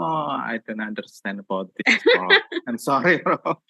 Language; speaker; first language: English; non-native, learner; Indonesian